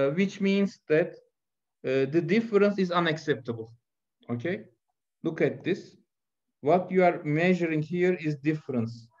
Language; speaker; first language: English; non-native, fluent; Turkish